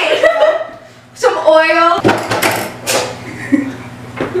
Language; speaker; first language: English; native; English